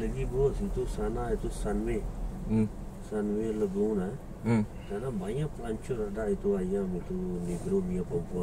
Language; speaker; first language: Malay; non-native, learner; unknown